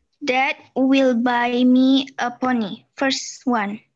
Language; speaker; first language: English; non-native, learner; Indonesian